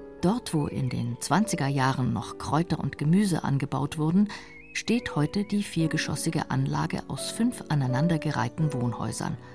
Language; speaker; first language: German; native; German